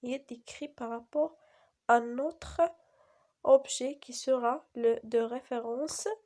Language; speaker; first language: French; non-native, local second language; Arabic